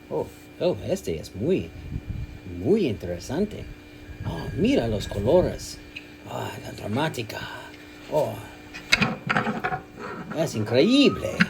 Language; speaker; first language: Spanish; non-native, learner; English